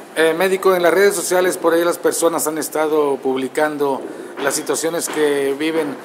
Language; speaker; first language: Spanish; native; Spanish